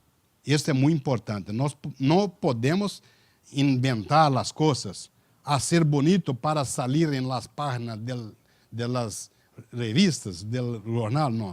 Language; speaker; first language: Spanish; non-native, learner; Portuguese